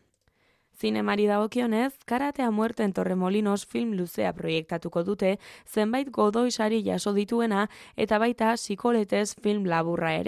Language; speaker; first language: Basque; native; Basque